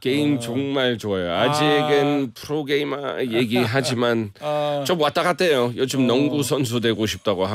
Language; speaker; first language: Korean; non-native, fluent; English